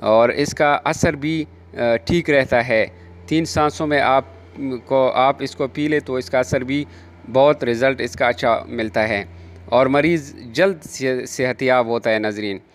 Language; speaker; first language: Urdu; non-native, local second language; Pashto